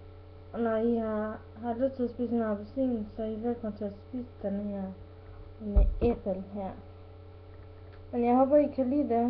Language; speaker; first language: Danish; non-native, learner; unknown